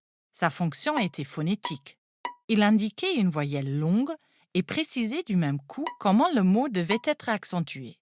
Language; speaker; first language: French; non-native, fluent; German